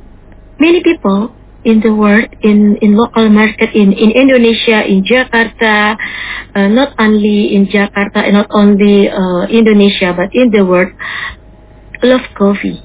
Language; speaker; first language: English; non-native, learner; Indonesian